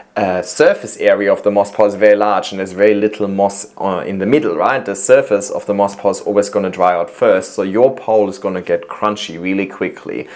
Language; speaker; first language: English; non-native, fluent; German